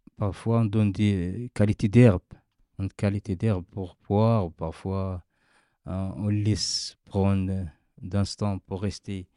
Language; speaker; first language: French; non-native, learner; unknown